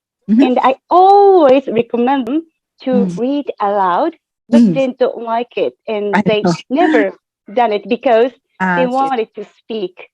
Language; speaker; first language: English; non-native, fluent; Japanese